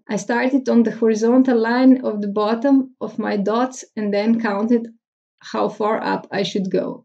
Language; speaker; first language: English; non-native, fluent; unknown